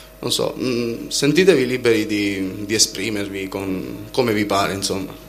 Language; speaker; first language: Italian; native; Italian